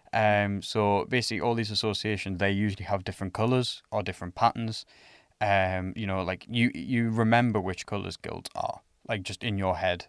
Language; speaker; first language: English; native; English